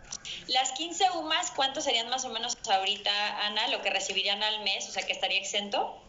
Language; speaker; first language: Spanish; native; Spanish